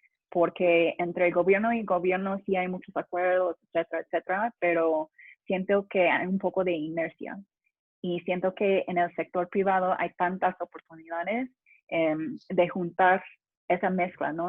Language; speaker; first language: Spanish; non-native, fluent; English